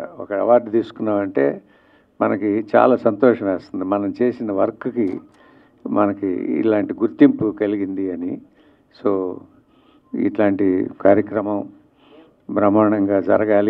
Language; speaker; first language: Telugu; native; Telugu